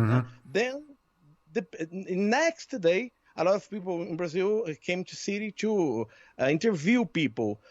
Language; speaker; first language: English; non-native, learner; Portuguese